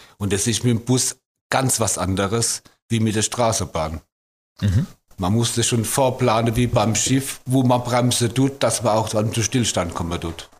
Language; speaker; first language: German; native; German